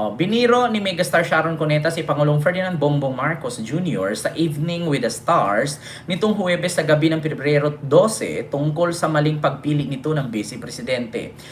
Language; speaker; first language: Filipino; non-native, local second language; Cebuano